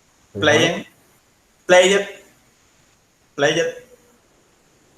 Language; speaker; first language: English; non-native, learner; Spanish